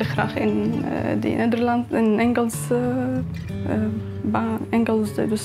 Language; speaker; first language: Dutch; non-native, learner; Arabic